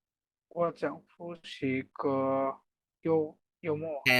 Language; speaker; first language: Chinese; non-native, learner; Bangla